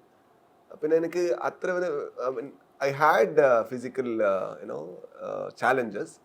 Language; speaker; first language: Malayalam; non-native, learner; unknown